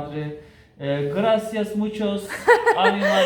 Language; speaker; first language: Spanish; non-native, learner; Turkish